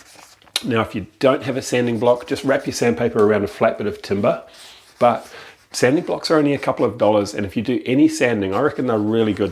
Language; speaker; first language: English; native; English